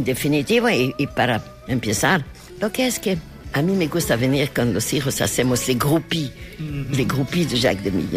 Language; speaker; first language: Spanish; non-native, learner; French